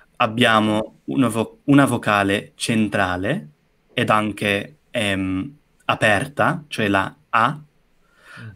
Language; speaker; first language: Italian; non-native, fluent; English